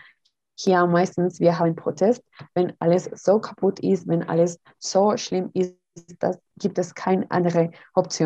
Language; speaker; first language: German; non-native, learner; Spanish